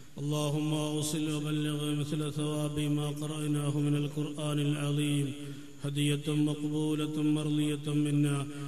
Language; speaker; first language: Arabic; non-native, fluent; Malayalam